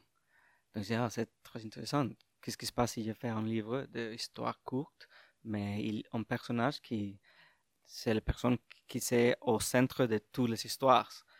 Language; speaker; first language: French; non-native, learner; English